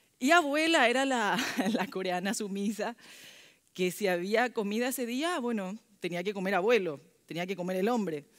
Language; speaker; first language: Spanish; early bilingual, other home language; Korean